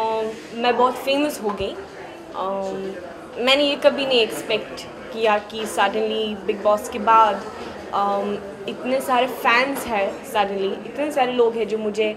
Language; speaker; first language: Hindi; non-native, fluent; Swedish